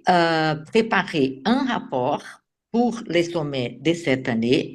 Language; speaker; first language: French; non-native, fluent; Portuguese